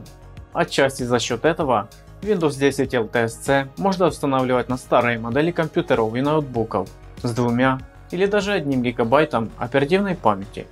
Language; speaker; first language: Russian; native; Russian